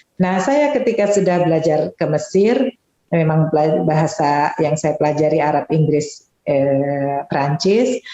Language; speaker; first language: Indonesian; native; Indonesian